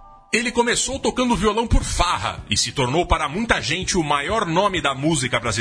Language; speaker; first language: Portuguese; native; Portuguese